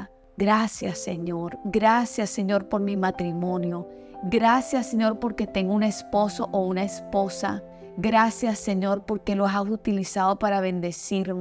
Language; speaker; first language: Spanish; native; Spanish